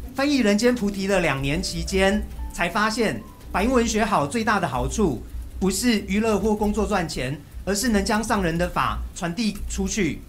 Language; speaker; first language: Chinese; native; Chinese